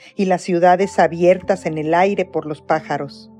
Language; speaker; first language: Spanish; native; Spanish